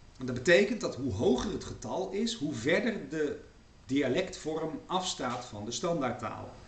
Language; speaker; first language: Dutch; native; Dutch